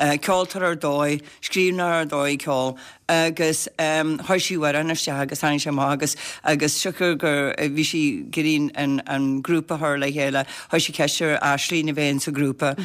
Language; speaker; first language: Irish; native; Irish